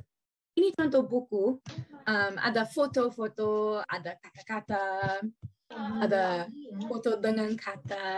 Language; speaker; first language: Indonesian; non-native, learner; English